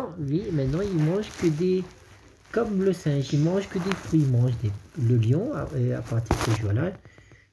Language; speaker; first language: French; native; French